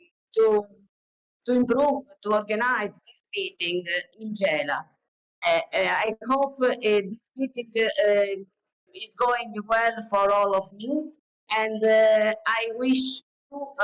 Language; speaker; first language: English; non-native, learner; Italian